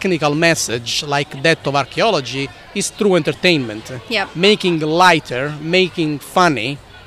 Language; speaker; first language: English; non-native, fluent; Italian